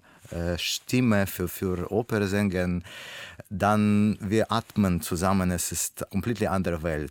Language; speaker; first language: German; non-native, fluent; Russian